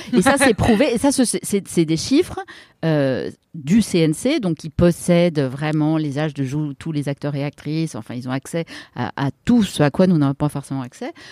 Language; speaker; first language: French; native; French